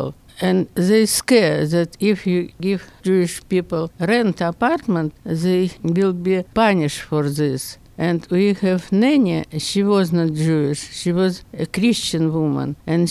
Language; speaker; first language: English; non-native, learner; Russian